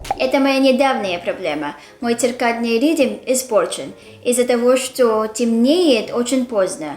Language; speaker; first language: Russian; non-native, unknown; Filipino